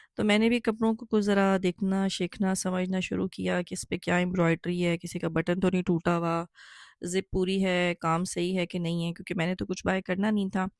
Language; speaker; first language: Urdu; native; Urdu